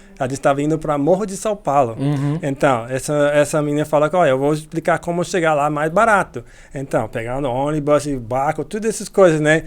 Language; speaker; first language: Portuguese; non-native, fluent; English